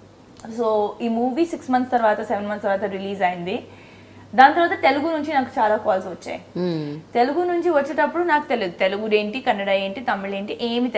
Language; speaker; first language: Telugu; non-native, fluent; Hindi